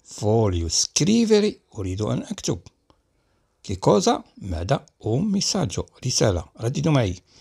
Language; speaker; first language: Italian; non-native, learner; Arabic